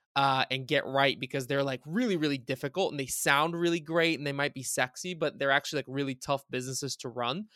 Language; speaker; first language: English; early bilingual, other home language; Bulgarian